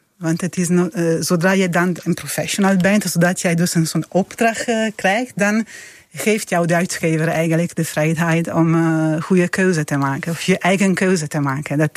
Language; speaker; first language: Dutch; non-native, fluent; Italian